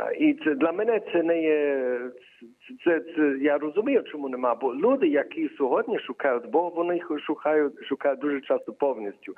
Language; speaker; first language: Ukrainian; early bilingual, heritage; Ukrainian